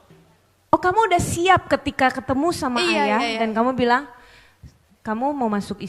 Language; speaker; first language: Indonesian; native; Indonesian